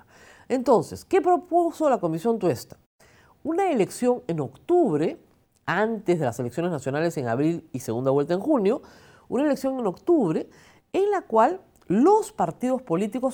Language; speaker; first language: Spanish; native; Spanish